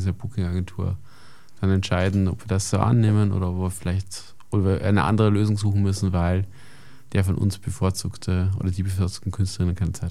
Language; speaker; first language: German; native; German